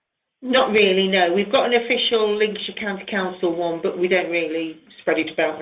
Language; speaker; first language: English; native; English